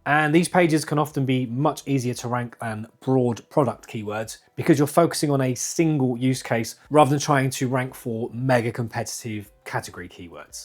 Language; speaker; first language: English; native; English